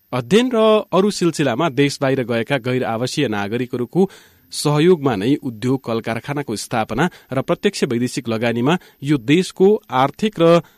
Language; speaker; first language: Nepali; native; Nepali